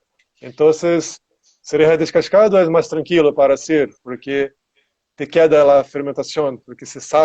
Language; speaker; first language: Spanish; non-native, learner; Portuguese